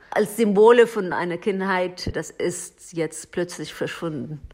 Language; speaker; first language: German; non-native, learner; Persian